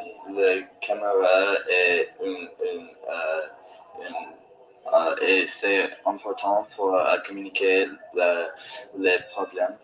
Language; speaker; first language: French; non-native, learner; English